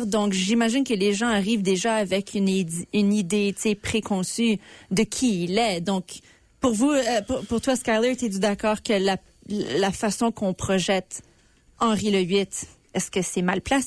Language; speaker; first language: French; native; French